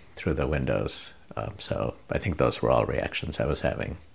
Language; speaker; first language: English; non-native, local second language; Bangla